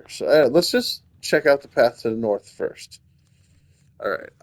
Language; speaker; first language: English; native; English